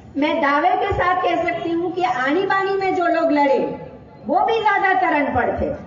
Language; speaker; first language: Hindi; non-native, local second language; Gujarati